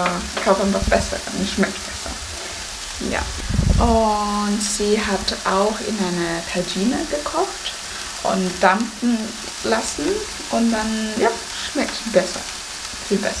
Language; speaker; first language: German; non-native, learner; Cantonese